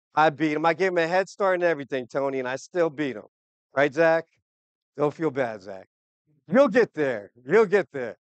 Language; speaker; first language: English; native; English